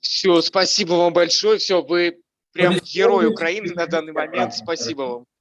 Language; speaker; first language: Russian; native; Russian